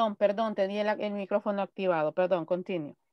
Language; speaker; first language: Spanish; native; Spanish